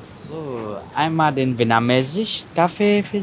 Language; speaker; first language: German; non-native, fluent; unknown